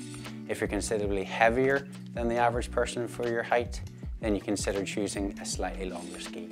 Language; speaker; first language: English; native; English